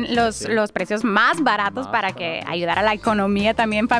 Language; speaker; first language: Spanish; native; Spanish